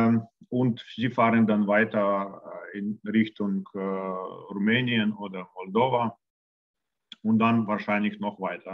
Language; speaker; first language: German; non-native, learner; Russian